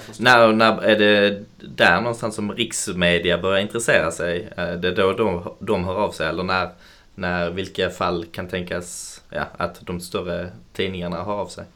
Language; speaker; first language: Swedish; native; Swedish